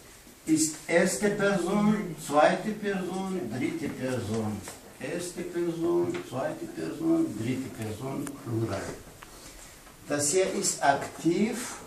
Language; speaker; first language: German; non-native, fluent; Pashto